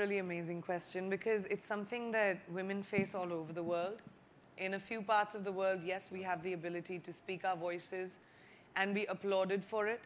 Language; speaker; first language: English; non-native, local second language; Hindi